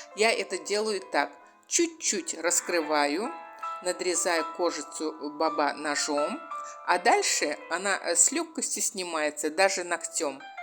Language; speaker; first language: Russian; non-native, local second language; Azerbaijani